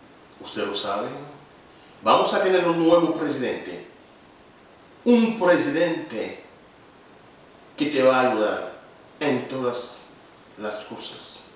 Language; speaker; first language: Spanish; non-native, learner; Haitian Creole